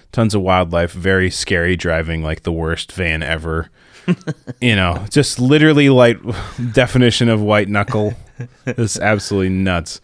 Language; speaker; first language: English; native; English